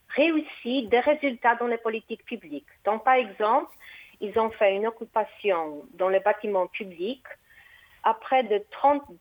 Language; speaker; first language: French; non-native, fluent; Portuguese